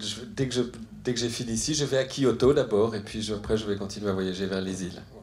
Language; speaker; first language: French; native; French